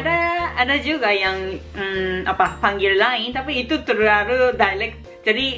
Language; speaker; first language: Indonesian; non-native, learner; Japanese